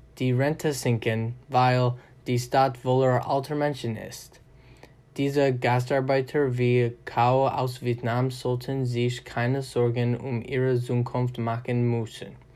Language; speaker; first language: German; non-native, learner; English